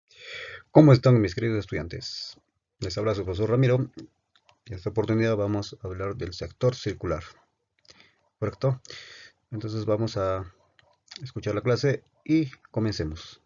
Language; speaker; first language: Spanish; native; Spanish